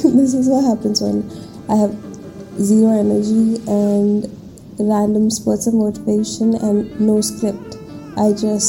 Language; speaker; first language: English; non-native, local second language; Malayalam